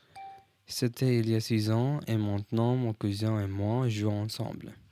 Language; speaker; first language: French; non-native, learner; English